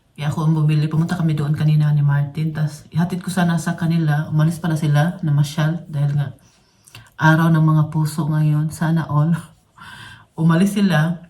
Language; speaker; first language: Filipino; non-native, local second language; Cebuano